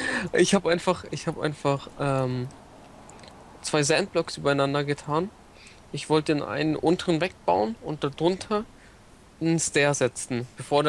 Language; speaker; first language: German; native; German